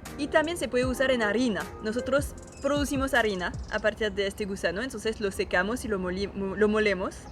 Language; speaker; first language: Spanish; non-native, fluent; French